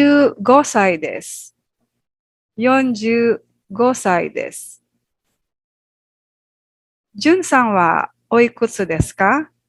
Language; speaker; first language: Japanese; non-native, fluent; Filipino